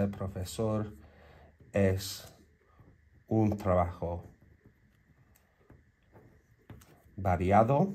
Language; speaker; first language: Spanish; non-native, learner; English